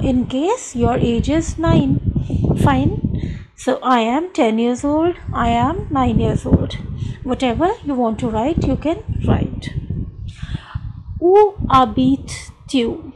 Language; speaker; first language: English; non-native, local second language; Hindi